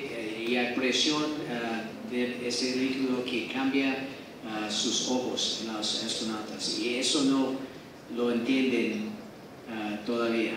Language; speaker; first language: Spanish; non-native, fluent; English